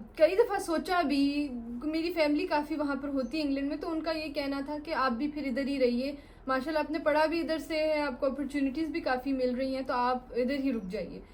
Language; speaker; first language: Urdu; native; Urdu